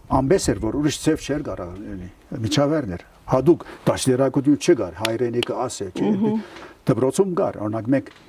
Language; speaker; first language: Armenian; early bilingual, heritage; Armenian